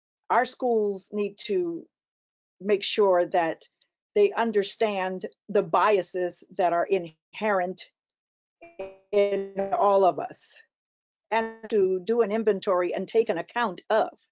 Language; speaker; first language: English; early bilingual, other home language; Spanish